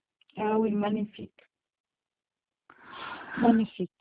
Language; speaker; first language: French; non-native, learner; Portuguese